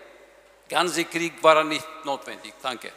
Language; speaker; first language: German; non-native, learner; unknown